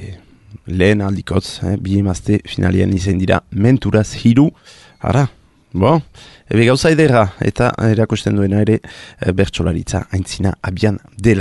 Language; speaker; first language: Basque; native; Basque